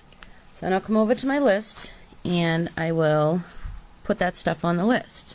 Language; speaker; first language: English; native; English